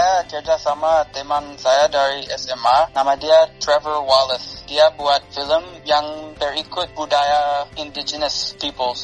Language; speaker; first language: Indonesian; non-native, fluent; English